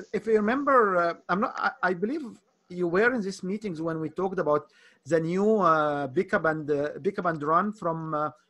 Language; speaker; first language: English; non-native, fluent; Arabic